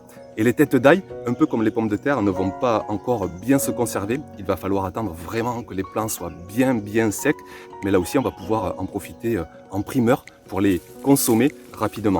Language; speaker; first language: French; native; French